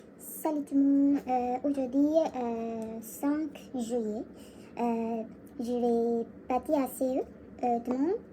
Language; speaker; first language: French; non-native, learner; Korean